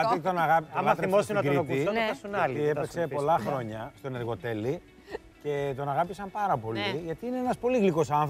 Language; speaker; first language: Greek; native; Greek